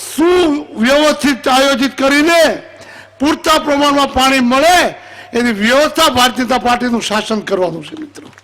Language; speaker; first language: Gujarati; native; Gujarati